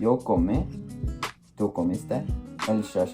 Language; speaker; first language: Spanish; non-native, learner; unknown